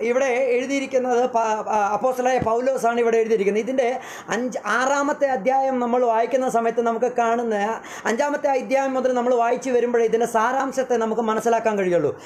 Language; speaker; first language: Malayalam; early bilingual, heritage; Malayalam